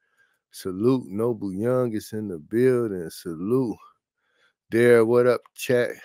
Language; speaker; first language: English; native; English